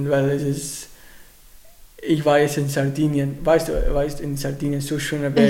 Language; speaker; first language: German; non-native, learner; Arabic